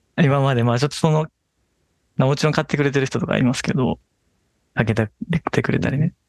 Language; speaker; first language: Japanese; native; Japanese